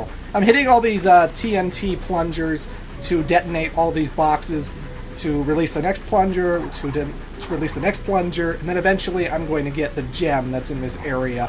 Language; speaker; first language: English; native; English